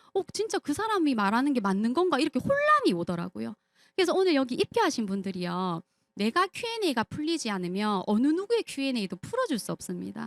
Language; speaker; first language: Korean; native; Korean